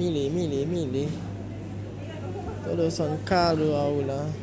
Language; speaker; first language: Spanish; non-native, learner; Haitian Creole